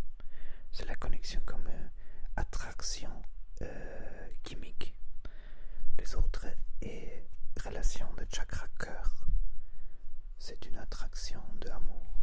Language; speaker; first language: French; non-native, learner; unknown